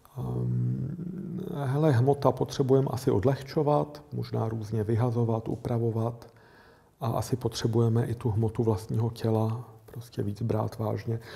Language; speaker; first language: Czech; native; Czech